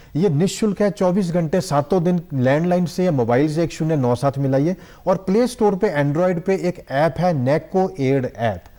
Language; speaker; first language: Hindi; native; Hindi